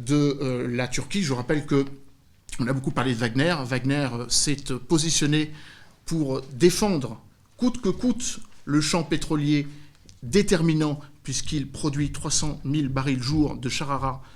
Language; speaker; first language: French; native; French